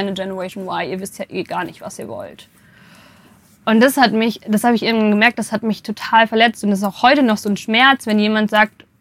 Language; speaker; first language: German; native; German